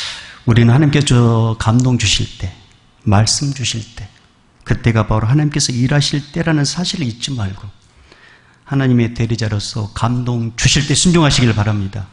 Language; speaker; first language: Korean; native; Korean